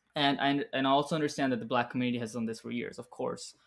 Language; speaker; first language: English; early bilingual, other home language; Arabic